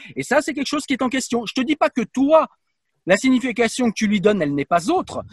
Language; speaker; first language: French; native; French